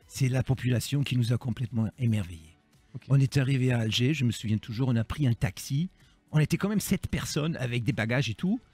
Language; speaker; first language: French; non-native, fluent; German